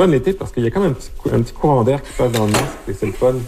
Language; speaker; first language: French; native; French